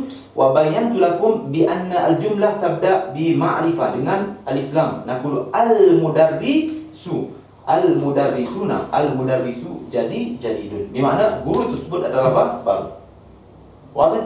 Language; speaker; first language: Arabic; non-native, fluent; Malay